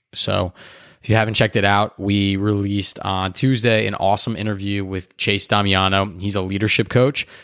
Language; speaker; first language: English; native; English